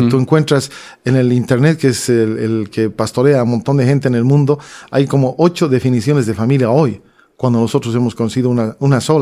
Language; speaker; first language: Spanish; native; Spanish